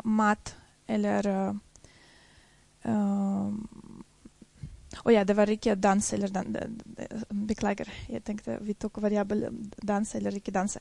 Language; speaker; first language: Norwegian; non-native, fluent; Russian